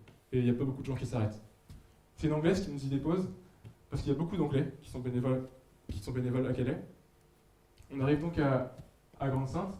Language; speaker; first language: French; native; French